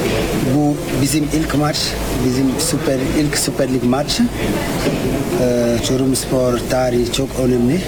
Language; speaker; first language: Turkish; non-native, learner; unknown